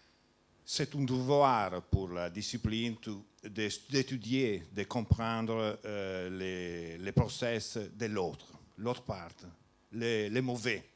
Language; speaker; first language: French; non-native, learner; Italian